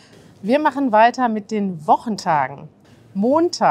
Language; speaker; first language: German; native; German